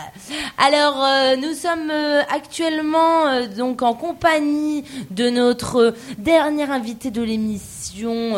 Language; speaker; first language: French; native; French